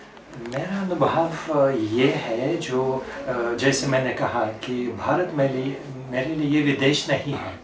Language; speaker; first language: Hindi; non-native, fluent; Russian